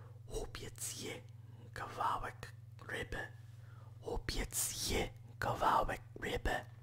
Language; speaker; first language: Polish; non-native, learner; English